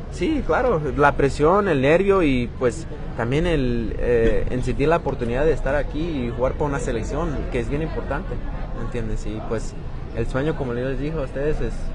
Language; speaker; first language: Spanish; early bilingual, heritage; Spanish